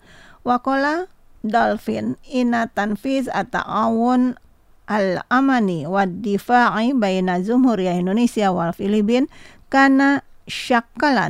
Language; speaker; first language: Arabic; non-native, fluent; Indonesian